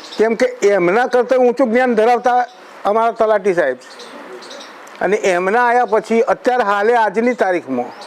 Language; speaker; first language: Gujarati; native; Gujarati